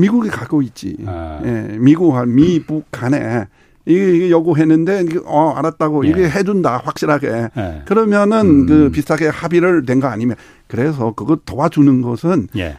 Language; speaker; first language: Korean; non-native, fluent; Chinese